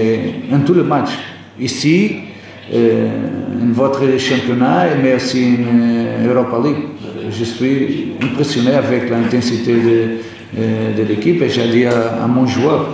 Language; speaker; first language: French; non-native, learner; Portuguese